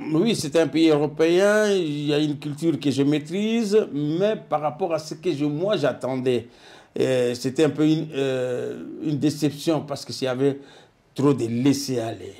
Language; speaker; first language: French; non-native, local second language; Lingala